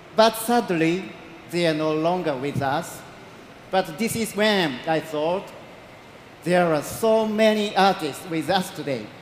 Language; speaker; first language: English; non-native, learner; Japanese